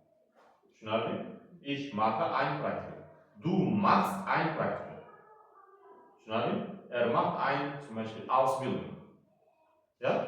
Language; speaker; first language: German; non-native, fluent; Uzbek